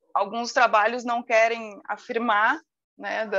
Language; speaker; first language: Portuguese; native; Portuguese